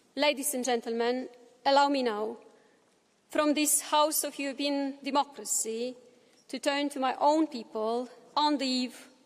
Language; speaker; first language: English; non-native, fluent; Romanian